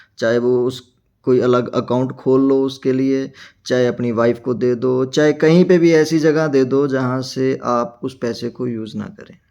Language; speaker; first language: Hindi; non-native, local second language; Punjabi